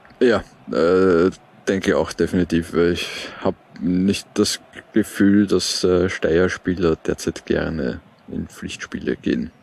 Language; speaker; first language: German; native; German